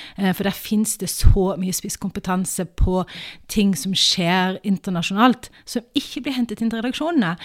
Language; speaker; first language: Norwegian; early bilingual, other home language; Urdu